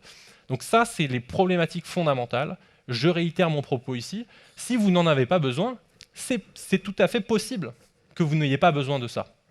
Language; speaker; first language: French; native; French